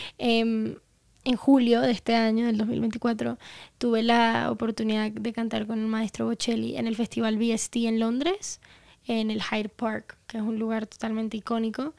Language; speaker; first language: Spanish; native; Spanish